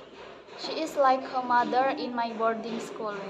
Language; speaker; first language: English; non-native, learner; Indonesian